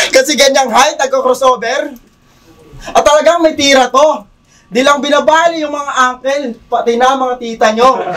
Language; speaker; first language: Filipino; native; Filipino